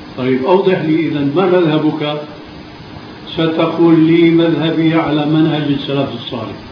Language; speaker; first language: Arabic; early bilingual, other home language; Albanian